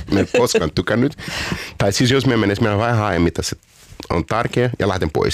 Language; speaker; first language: Finnish; non-native, learner; Portuguese